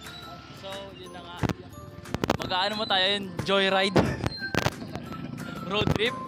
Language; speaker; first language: Filipino; native; Filipino